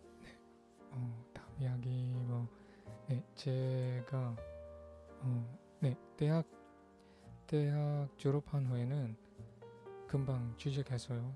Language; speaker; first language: Korean; non-native, learner; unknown